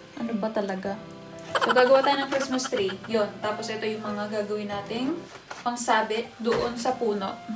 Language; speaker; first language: Filipino; native; Filipino